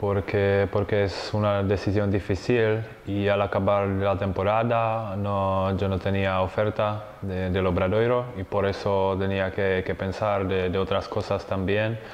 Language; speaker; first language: Spanish; non-native, fluent; Czech